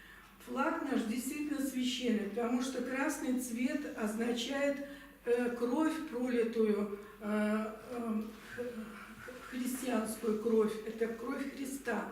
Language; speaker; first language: Russian; native; Russian